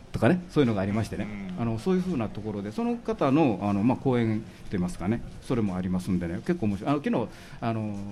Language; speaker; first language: Japanese; native; Japanese